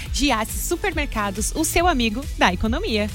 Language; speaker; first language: Portuguese; native; Portuguese